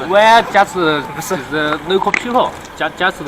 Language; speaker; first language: English; non-native, learner; Chinese